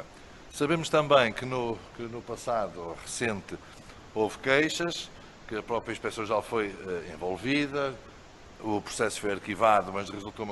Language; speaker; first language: Portuguese; native; Portuguese